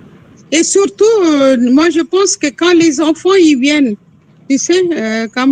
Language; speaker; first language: French; non-native, local second language; Tamil